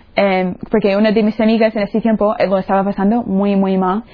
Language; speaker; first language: Spanish; non-native, fluent; English